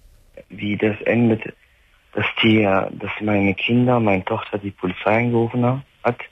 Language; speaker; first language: German; non-native, fluent; Arabic